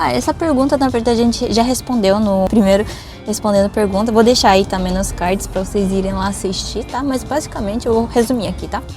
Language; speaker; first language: Portuguese; early bilingual, other home language; Japanese